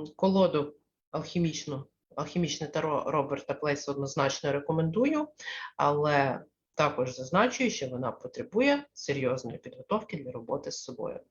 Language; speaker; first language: Ukrainian; non-native, local second language; Russian